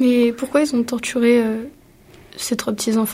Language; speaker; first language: French; native; French